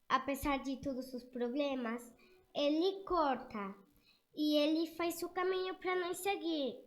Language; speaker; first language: Portuguese; early bilingual, other home language; Spanish